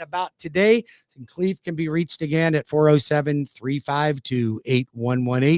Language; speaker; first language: English; native; English